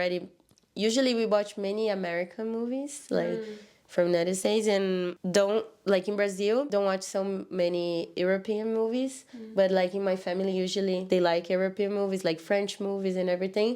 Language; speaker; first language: English; non-native, learner; Portuguese